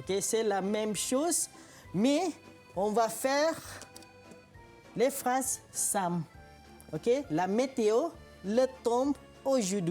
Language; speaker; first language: French; non-native, fluent; Malay